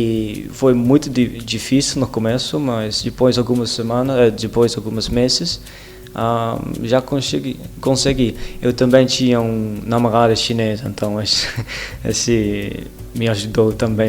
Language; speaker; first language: Portuguese; non-native, learner; Dutch